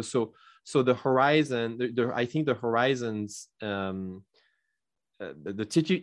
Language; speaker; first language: English; non-native, fluent; French